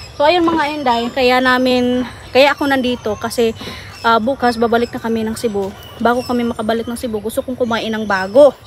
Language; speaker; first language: Filipino; non-native, local second language; Cebuano